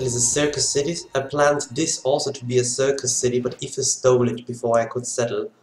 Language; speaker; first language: English; non-native, fluent; Swiss German